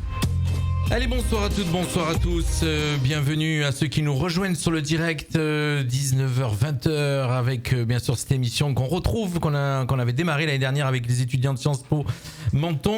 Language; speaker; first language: French; native; French